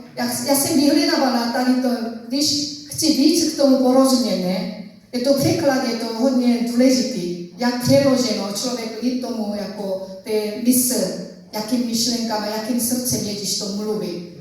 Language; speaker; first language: Czech; non-native, learner; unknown